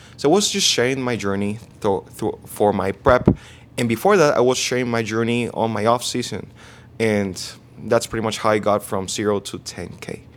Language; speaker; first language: English; non-native, fluent; Spanish